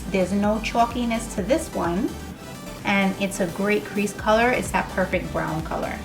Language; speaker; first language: English; native; English